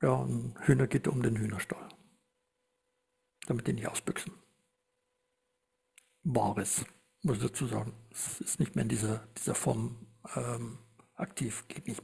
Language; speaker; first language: German; native; German